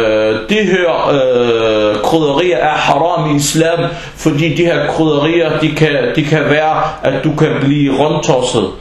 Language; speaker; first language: Danish; non-native, fluent; Arabic